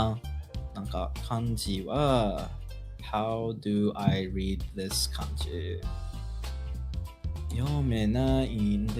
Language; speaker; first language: Japanese; non-native, learner; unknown